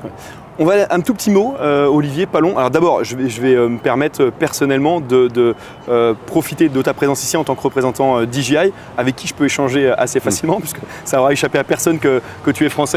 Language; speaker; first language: French; native; French